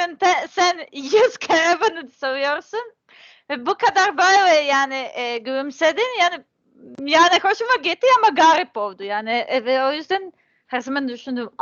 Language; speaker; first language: Turkish; non-native, learner; Serbian